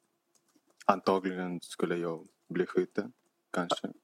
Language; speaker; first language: Swedish; non-native, fluent; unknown